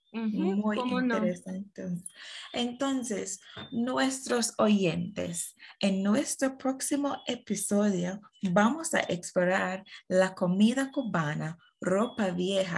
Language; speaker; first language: Spanish; non-native, fluent; English